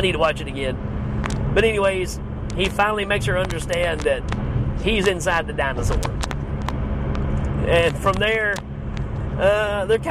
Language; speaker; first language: English; native; English